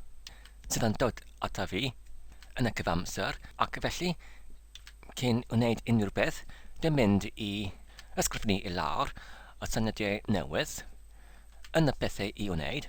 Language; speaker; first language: Welsh; non-native, learner; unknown